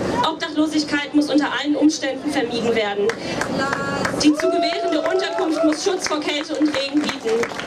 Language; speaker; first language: German; native; German